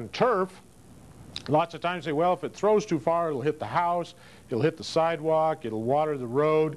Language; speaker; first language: English; native; English